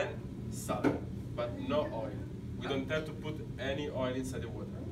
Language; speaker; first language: English; non-native, learner; Italian